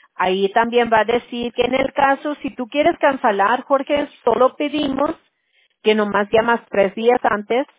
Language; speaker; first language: Spanish; early bilingual, other home language; English